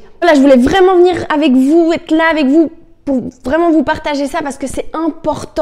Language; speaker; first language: French; native; French